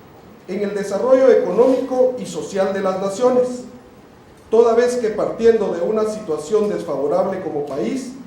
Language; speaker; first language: Spanish; native; Spanish